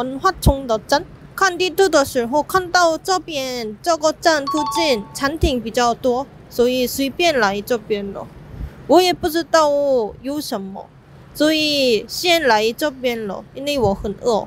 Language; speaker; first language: Chinese; non-native, fluent; Korean